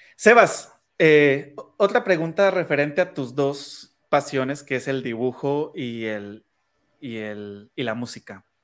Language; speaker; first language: Spanish; native; Spanish